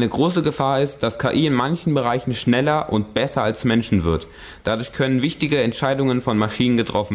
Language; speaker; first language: German; native; German